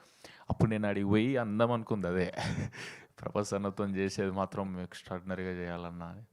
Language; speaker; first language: Telugu; native; Telugu